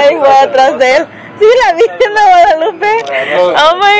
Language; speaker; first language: Spanish; early bilingual, heritage; Spanish